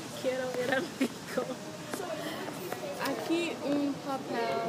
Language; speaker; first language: Spanish; non-native, learner; English